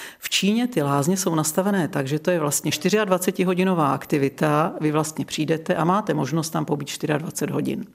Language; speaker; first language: Czech; native; Czech